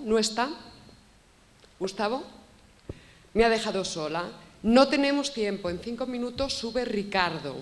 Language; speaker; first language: Spanish; native; Spanish